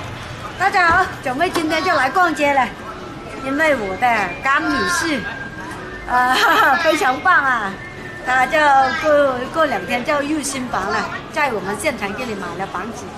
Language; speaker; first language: Chinese; non-native, local second language; Cantonese